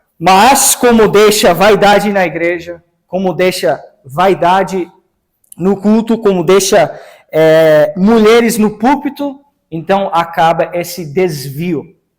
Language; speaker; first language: Portuguese; non-native, fluent; English